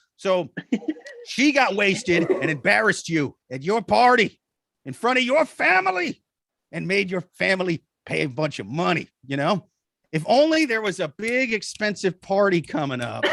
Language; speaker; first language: English; native; English